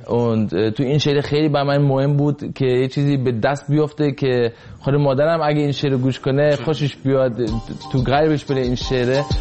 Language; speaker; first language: Persian; early bilingual, heritage; Persian